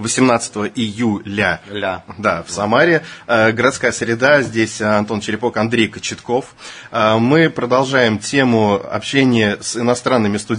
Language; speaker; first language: Russian; native; Russian